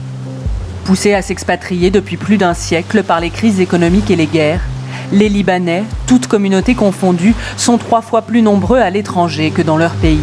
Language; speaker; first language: French; native; French